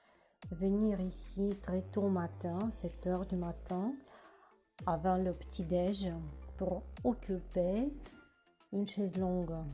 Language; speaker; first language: French; non-native, learner; Russian